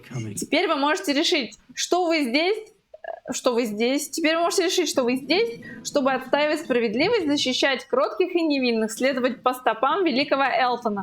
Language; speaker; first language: Russian; native; Russian